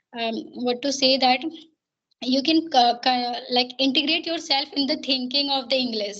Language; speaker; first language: English; non-native, learner; Hindi